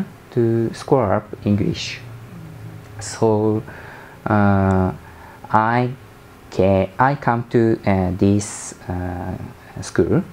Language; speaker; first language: English; non-native, learner; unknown